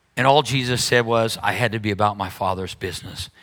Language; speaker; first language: English; native; English